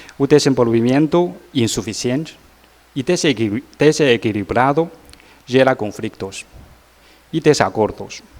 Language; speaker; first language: Portuguese; non-native, learner; Chinese